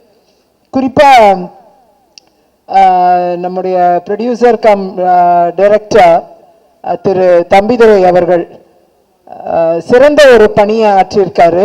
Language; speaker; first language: Tamil; native; Tamil